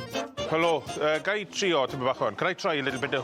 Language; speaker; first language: Welsh; non-native, learner; English